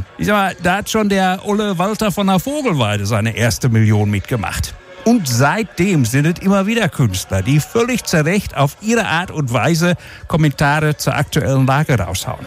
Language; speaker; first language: German; native; German